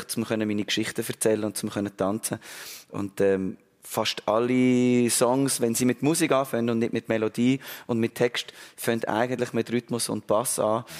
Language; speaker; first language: German; native; German